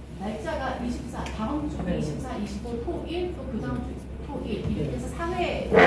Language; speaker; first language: Korean; native; Korean